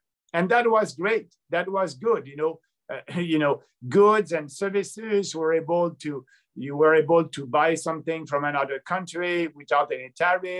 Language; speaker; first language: English; non-native, local second language; French